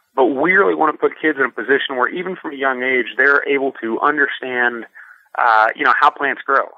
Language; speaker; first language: English; native; English